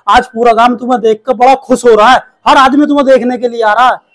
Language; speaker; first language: Hindi; native; Hindi